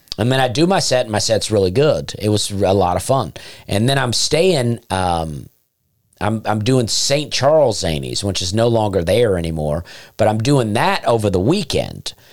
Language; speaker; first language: English; native; English